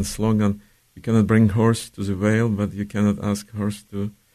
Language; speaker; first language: English; non-native, fluent; Ukrainian